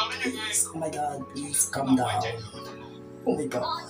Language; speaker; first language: English; non-native, local second language; Filipino